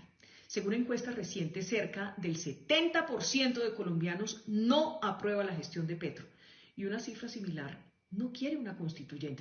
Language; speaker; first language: Spanish; native; Spanish